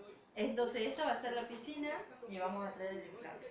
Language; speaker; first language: Spanish; native; Spanish